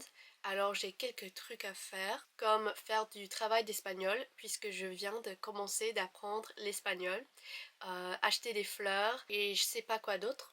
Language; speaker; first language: French; non-native, fluent; English